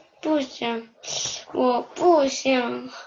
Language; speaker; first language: Chinese; non-native, learner; Korean